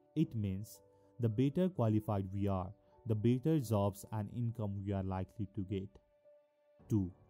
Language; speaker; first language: English; non-native, local second language; Nepali